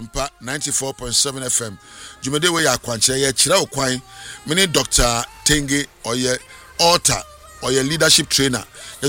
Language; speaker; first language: English; non-native, local second language; Akan